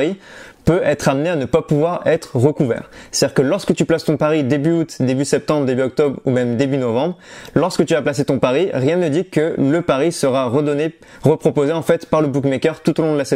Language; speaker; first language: French; native; French